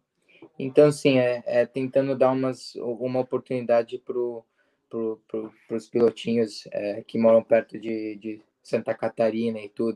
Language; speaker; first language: Portuguese; early bilingual, heritage; Portuguese